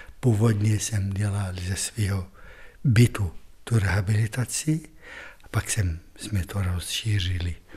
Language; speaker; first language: Czech; non-native, fluent; Arabic